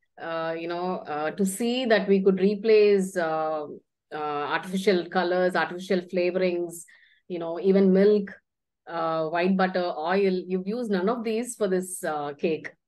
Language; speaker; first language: English; non-native, local second language; Tamil